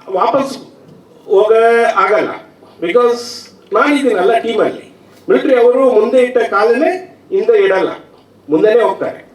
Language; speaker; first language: Kannada; non-native, learner; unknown